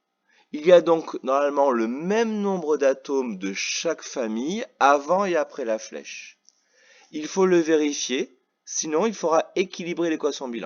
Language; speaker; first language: French; native; French